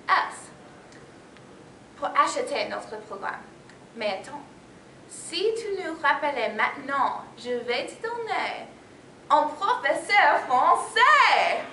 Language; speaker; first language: French; non-native, learner; English